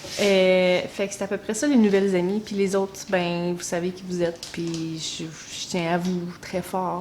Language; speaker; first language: French; native; French